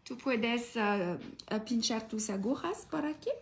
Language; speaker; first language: Spanish; non-native, learner; French